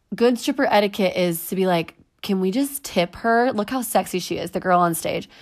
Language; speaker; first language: English; native; English